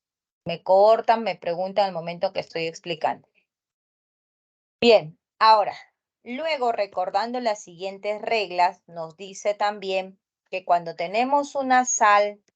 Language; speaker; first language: Spanish; native; Spanish